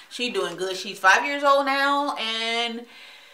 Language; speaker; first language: English; native; English